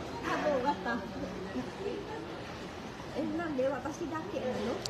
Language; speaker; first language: Japanese; non-native, learner; Vietnamese